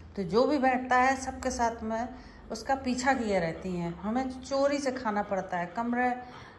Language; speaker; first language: Hindi; native; Hindi